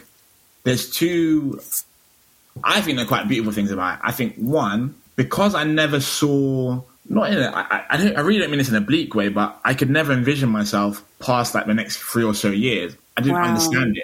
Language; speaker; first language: English; native; English